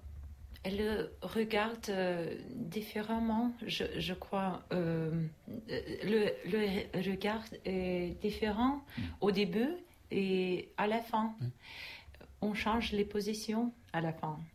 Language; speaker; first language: French; non-native, learner; Russian